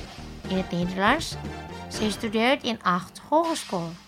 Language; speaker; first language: Dutch; non-native, fluent; Indonesian